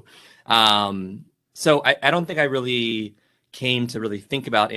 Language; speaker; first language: English; native; English